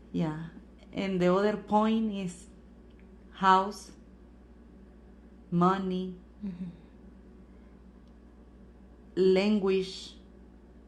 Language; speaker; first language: English; non-native, learner; Spanish